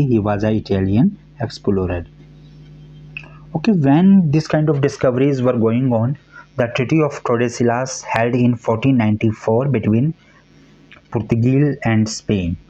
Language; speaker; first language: English; non-native, local second language; Hindi